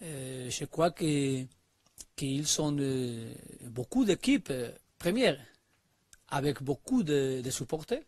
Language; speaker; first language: French; non-native, learner; Spanish